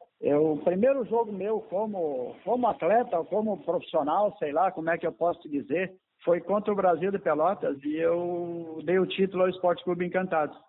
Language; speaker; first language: Portuguese; native; Portuguese